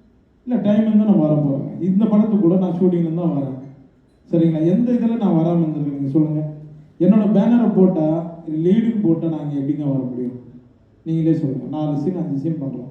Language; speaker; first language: Tamil; native; Tamil